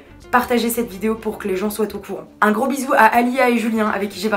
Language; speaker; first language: French; native; French